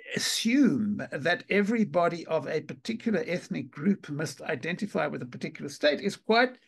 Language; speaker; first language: English; native; English